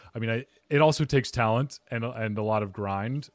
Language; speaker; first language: English; native; English